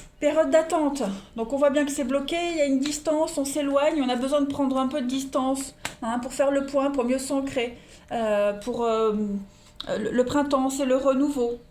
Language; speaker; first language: French; native; French